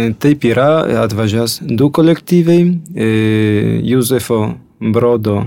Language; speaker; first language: Lithuanian; non-native, fluent; Polish